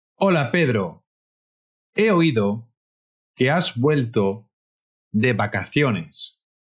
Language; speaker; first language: Spanish; native; Spanish